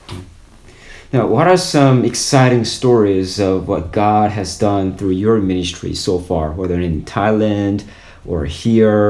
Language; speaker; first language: English; non-native, fluent; Korean